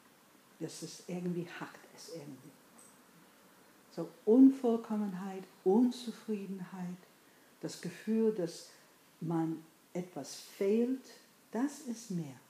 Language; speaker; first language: German; non-native, fluent; English